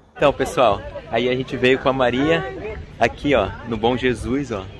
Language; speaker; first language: Portuguese; native; Portuguese